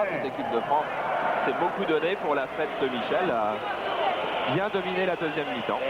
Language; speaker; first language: French; native; French